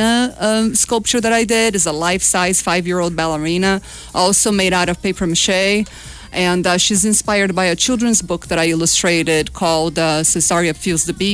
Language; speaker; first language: English; non-native, fluent; Portuguese